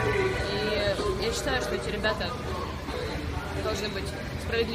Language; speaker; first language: Russian; native; Russian